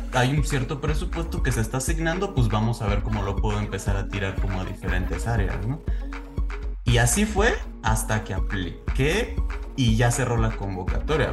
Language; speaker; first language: Spanish; native; Spanish